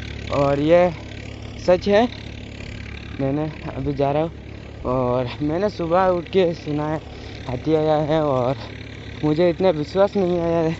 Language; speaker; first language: Hindi; non-native, local second language; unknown